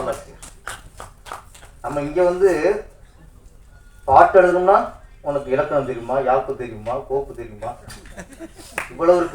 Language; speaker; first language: Tamil; native; Tamil